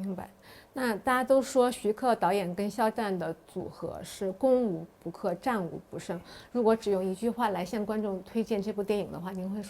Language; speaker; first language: Chinese; native; Chinese